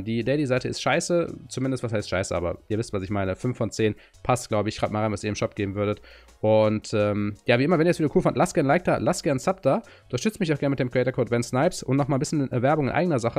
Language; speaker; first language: German; native; German